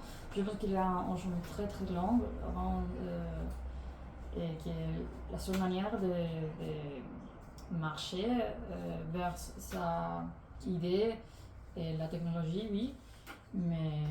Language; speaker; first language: French; non-native, learner; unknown